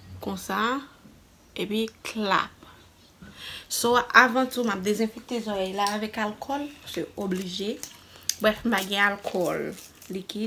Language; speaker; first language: French; non-native, local second language; Haitian Creole